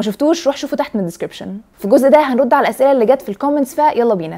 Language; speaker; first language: Arabic; native; Arabic